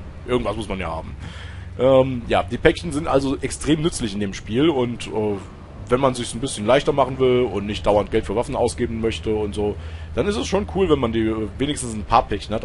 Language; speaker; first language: German; native; German